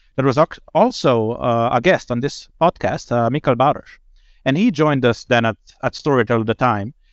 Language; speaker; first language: English; non-native, fluent; Slovenian